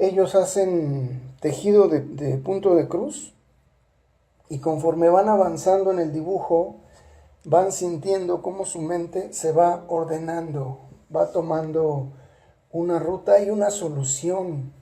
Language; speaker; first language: Spanish; native; Spanish